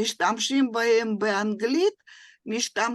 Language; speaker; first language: Hebrew; non-native, fluent; Russian